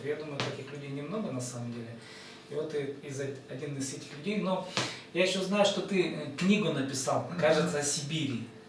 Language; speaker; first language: Russian; native; Russian